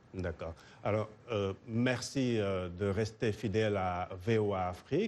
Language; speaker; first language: French; native; French